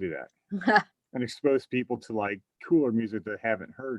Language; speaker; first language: English; native; English